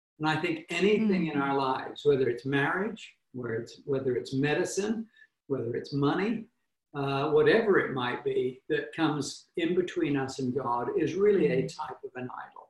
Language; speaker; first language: English; native; English